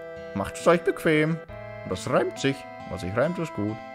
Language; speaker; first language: German; native; German